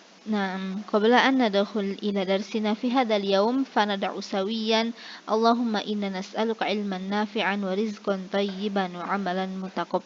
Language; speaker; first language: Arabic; non-native, fluent; Indonesian